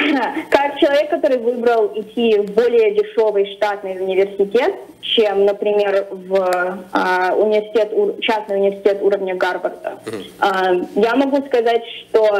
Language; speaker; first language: Russian; early bilingual, other home language; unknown